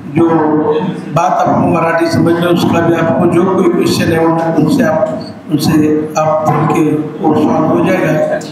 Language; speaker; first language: Hindi; non-native, local second language; Marathi